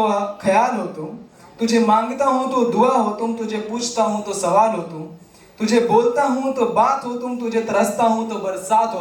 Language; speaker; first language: Hindi; native; Hindi